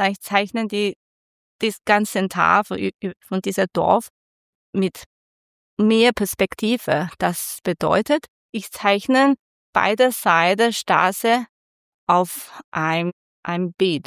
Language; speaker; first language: German; non-native, learner; Chinese